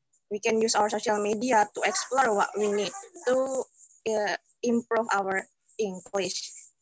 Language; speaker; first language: English; non-native, fluent; Indonesian